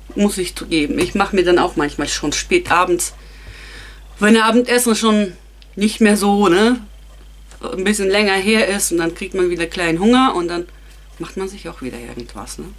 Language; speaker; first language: German; non-native, fluent; Russian